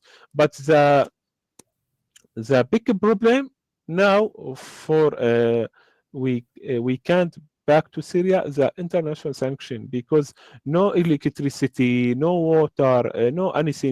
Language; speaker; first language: English; non-native, learner; Arabic